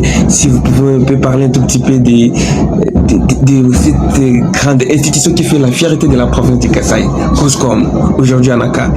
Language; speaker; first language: French; non-native, local second language; Luba-Lulua